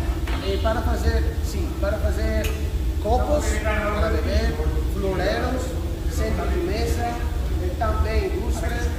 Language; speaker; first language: Portuguese; non-native, learner; Italian